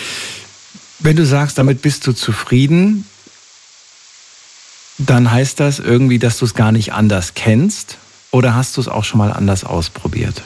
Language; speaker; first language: German; native; German